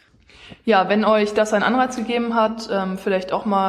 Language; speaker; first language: German; native; German